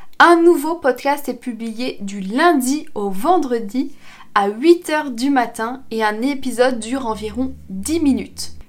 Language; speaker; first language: French; native; French